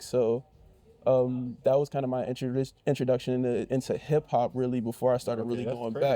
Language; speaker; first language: English; native; English